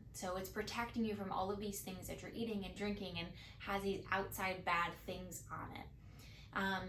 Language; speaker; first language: English; native; English